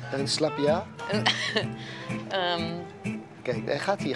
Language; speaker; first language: Dutch; non-native, fluent; French